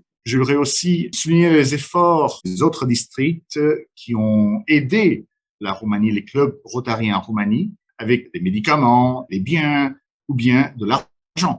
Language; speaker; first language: French; non-native, fluent; Romanian